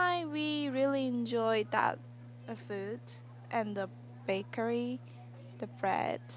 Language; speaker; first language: English; non-native, learner; Korean